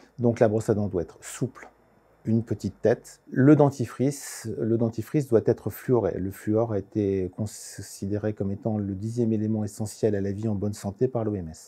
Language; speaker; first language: French; native; French